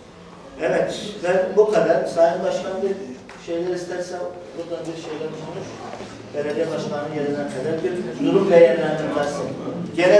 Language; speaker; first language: Turkish; native; Turkish